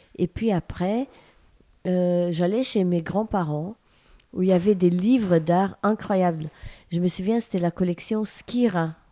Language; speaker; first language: French; non-native, fluent; Portuguese